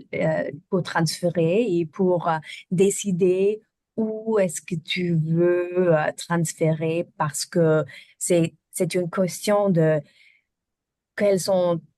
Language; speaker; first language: French; non-native, learner; German